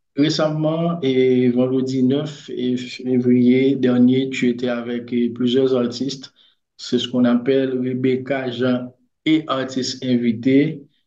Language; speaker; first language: French; non-native, local second language; Haitian Creole